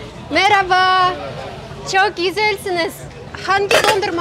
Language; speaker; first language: Turkish; non-native, learner; Kazakh